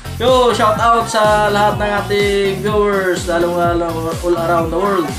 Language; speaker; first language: Filipino; non-native, local second language; Cebuano